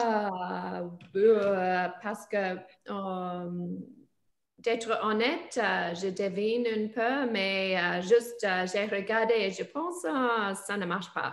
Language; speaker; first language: French; non-native, learner; English